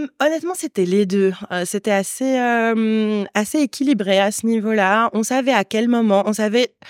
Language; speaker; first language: French; non-native, local second language; Arabic